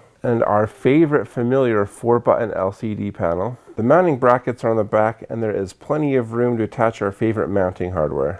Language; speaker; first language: English; native; English